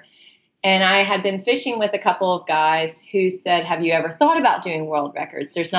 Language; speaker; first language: English; native; English